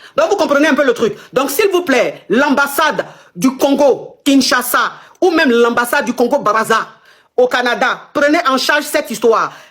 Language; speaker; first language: French; non-native, local second language; Lingala